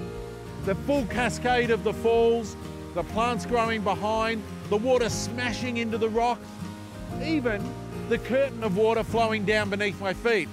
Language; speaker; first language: English; native; English